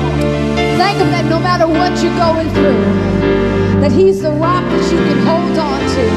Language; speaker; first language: English; native; English